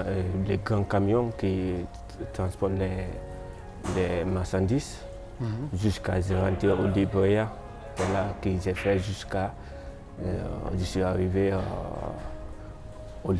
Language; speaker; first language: French; non-native, learner; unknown